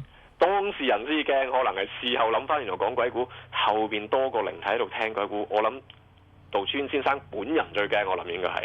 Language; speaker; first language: Cantonese; native; Cantonese